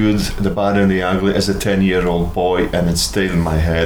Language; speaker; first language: English; non-native, fluent; Polish